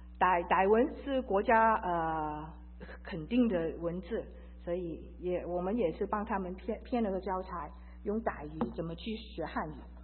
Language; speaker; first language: Chinese; early bilingual, heritage; Chinese